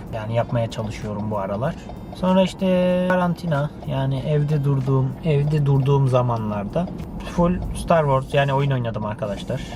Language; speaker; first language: Turkish; early bilingual, heritage; Turkish